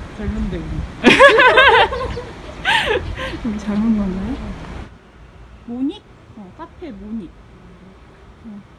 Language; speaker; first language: Korean; native; Korean